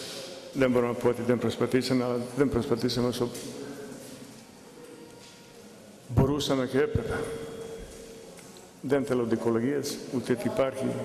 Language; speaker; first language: Greek; non-native, fluent; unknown